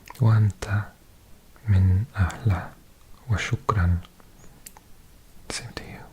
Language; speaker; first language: Arabic; non-native, learner; English